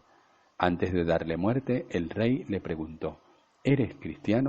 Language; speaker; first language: Spanish; native; Spanish